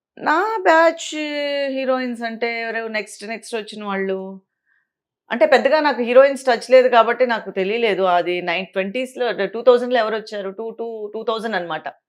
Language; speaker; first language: Telugu; native; Telugu